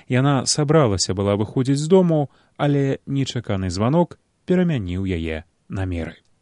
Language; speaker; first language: Belarusian; native; Belarusian